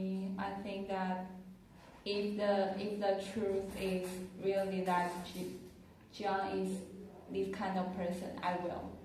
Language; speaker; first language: English; non-native, learner; Chinese